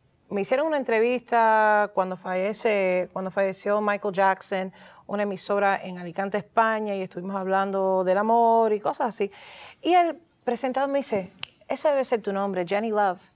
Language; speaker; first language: Spanish; early bilingual, heritage; Spanish